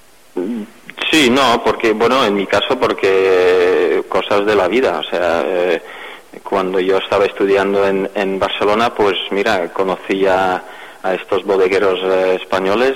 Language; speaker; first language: Spanish; non-native, fluent; Dutch